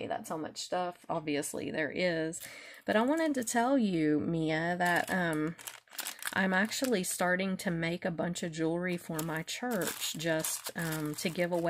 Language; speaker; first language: English; native; English